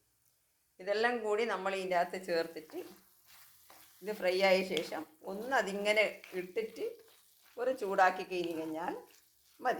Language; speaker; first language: Malayalam; native; Malayalam